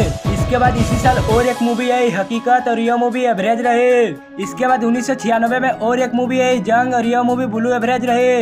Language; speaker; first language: Hindi; non-native, local second language; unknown